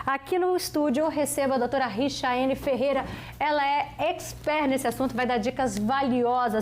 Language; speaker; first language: Portuguese; native; Portuguese